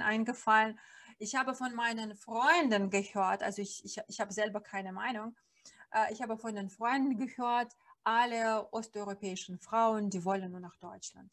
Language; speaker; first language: German; non-native, fluent; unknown